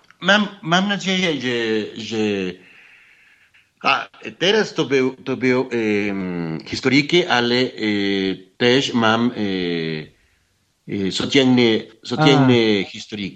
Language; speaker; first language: Polish; non-native, learner; Spanish